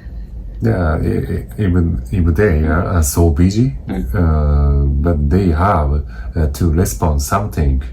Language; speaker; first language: English; non-native, learner; Japanese